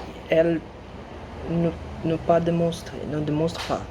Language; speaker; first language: French; non-native, learner; Portuguese